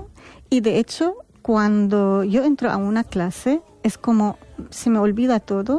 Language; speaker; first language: Spanish; non-native, fluent; Arabic